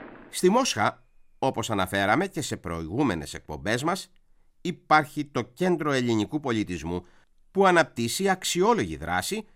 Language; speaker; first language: Greek; native; Greek